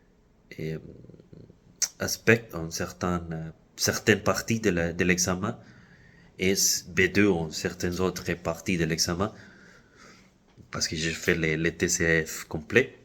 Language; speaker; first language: French; non-native, fluent; Spanish